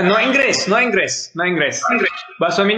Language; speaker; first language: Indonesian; early bilingual, heritage; Indonesian